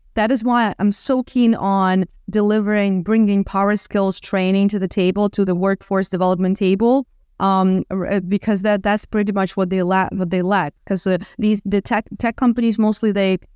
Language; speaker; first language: English; non-native, fluent; Russian